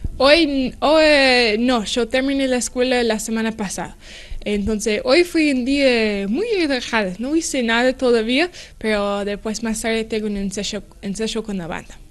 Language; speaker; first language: Spanish; non-native, learner; English